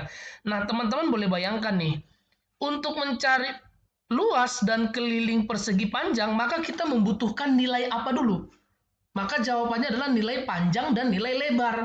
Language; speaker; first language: Indonesian; native; Indonesian